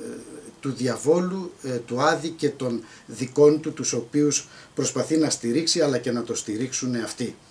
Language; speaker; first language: Greek; native; Greek